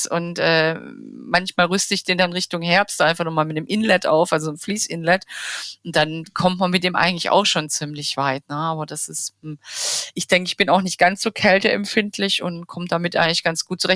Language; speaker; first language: German; native; German